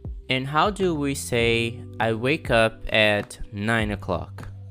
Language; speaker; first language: English; non-native, fluent; Portuguese